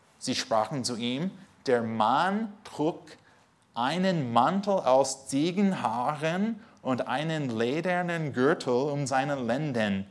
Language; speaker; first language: German; non-native, fluent; English